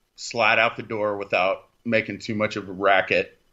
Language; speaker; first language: English; native; English